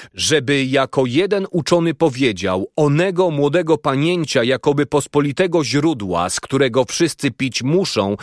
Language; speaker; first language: Polish; native; Polish